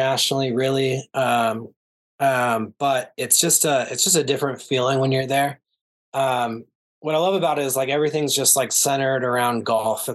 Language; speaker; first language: English; native; English